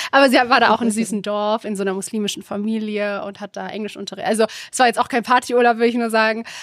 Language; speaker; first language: German; early bilingual, other home language; Arabic